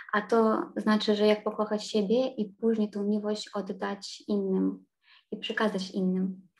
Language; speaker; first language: Polish; non-native, fluent; Ukrainian